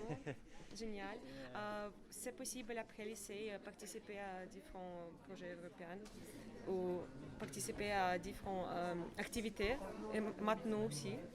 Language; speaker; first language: French; non-native, learner; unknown